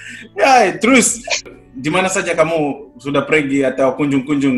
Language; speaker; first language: Indonesian; non-native, fluent; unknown